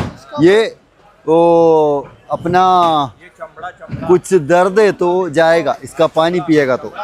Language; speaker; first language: Hindi; non-native, local second language; Malayalam